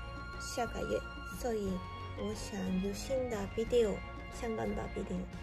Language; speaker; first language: Chinese; non-native, learner; Japanese